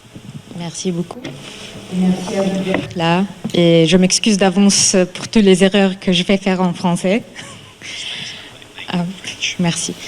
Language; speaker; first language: French; non-native, fluent; Arabic